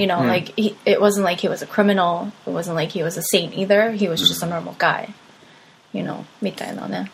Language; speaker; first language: English; non-native, fluent; Japanese